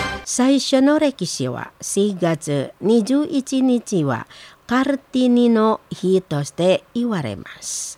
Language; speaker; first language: Japanese; non-native, learner; Indonesian